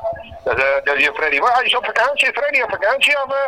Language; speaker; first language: Dutch; native; Dutch